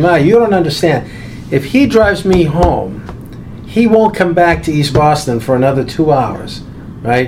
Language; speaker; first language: English; native; English